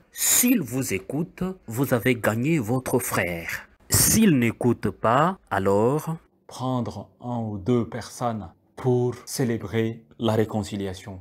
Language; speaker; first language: French; non-native, local second language; Kituba (Democratic Republic of Congo)